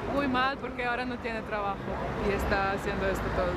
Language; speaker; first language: Spanish; non-native, fluent; Serbian